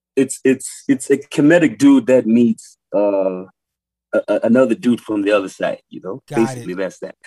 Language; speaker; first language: English; non-native, local second language; Nyanja